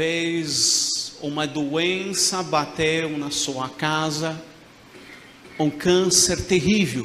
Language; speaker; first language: Portuguese; non-native, fluent; Arabic